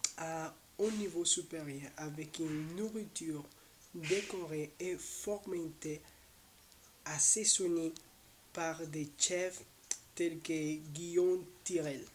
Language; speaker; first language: French; non-native, learner; Spanish